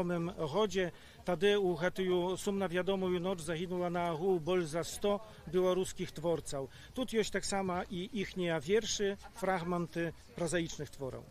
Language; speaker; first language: Polish; non-native, local second language; Belarusian